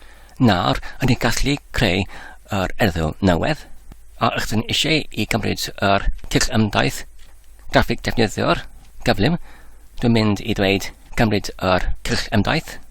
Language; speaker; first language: Welsh; non-native, learner; English